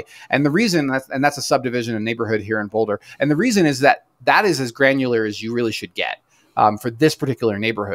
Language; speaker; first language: English; native; English